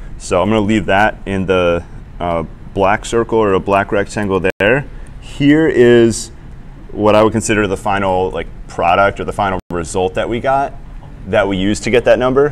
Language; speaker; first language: English; native; English